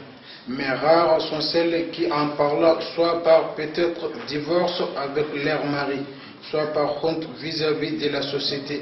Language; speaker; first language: French; non-native, fluent; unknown